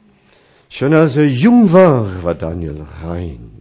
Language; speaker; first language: German; non-native, fluent; Chinese